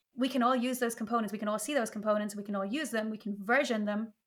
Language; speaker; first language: English; native; English